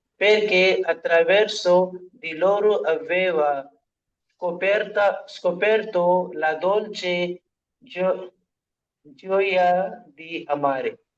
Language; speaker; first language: Italian; non-native, learner; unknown